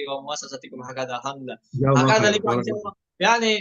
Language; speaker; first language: Arabic; non-native, local second language; Indonesian